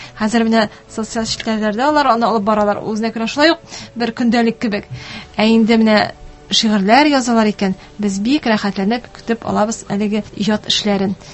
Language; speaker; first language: Tatar; native; Tatar